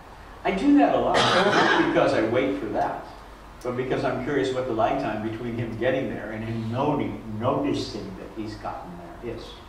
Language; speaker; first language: English; native; English